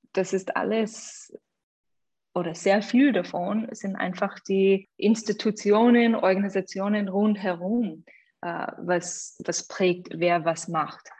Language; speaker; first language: German; non-native, fluent; English